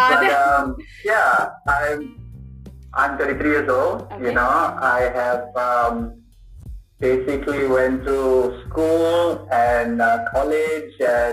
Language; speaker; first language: English; non-native, local second language; Tamil